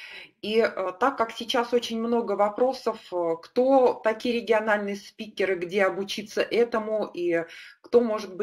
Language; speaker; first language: Russian; native; Russian